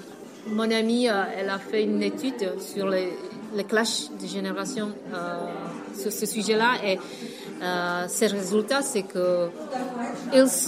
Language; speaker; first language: French; non-native, fluent; Vietnamese